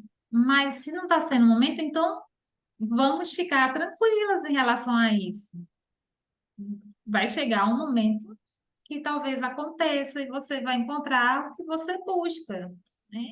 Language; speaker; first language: Portuguese; native; Portuguese